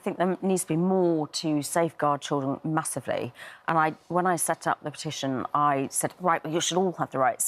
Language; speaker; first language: English; native; English